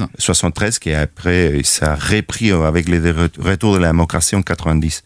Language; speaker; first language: French; non-native, fluent; Spanish